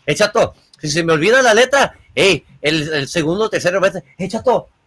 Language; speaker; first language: Spanish; early bilingual, other home language; English